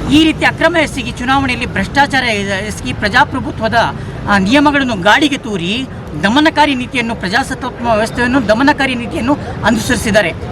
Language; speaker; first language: Kannada; non-native, local second language; Urdu